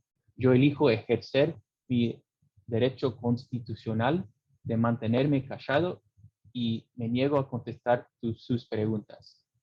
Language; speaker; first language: Spanish; early bilingual, heritage; English